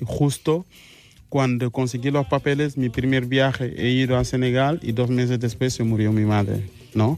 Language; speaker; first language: Spanish; non-native, fluent; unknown